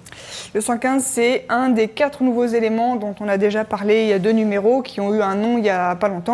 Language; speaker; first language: French; native; French